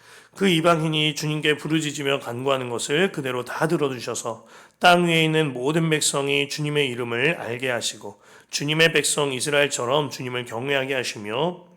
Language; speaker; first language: Korean; native; Korean